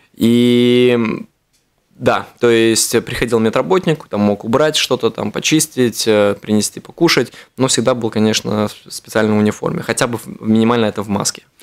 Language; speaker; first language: Russian; native; Russian